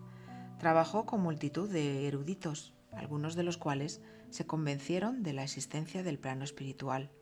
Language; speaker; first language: Spanish; native; Spanish